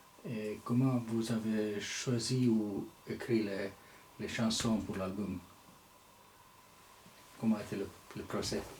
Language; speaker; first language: French; non-native, fluent; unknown